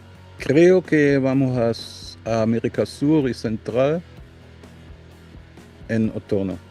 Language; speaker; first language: Spanish; non-native, learner; German